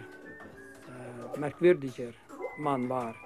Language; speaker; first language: German; non-native, learner; Norwegian